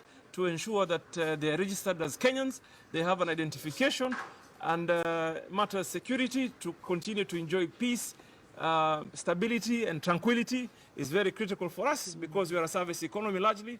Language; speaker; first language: English; non-native, local second language; Swahili